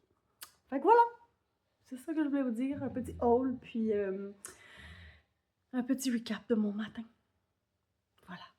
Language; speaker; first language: French; native; French